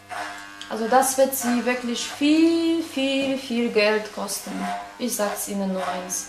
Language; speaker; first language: German; non-native, fluent; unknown